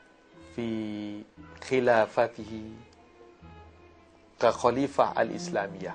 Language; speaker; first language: Arabic; non-native, learner; Malay